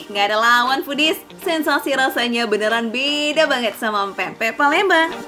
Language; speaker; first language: Indonesian; native; Indonesian